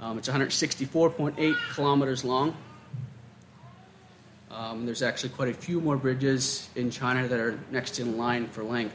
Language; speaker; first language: English; native; English